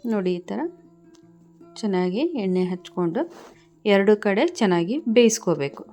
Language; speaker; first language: Kannada; native; Kannada